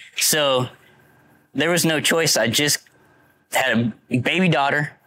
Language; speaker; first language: English; native; English